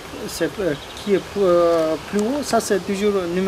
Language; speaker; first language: French; non-native, learner; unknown